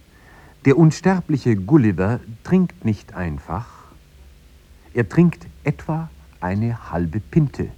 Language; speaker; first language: German; native; German